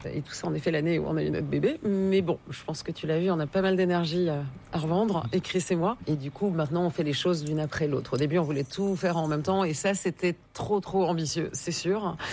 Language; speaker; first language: French; native; French